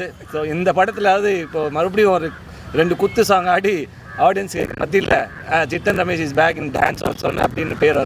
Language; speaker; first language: Tamil; native; Tamil